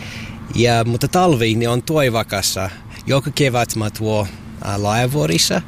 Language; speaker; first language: Finnish; non-native, learner; English